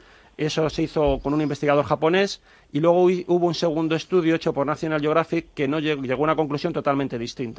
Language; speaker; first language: Spanish; native; Spanish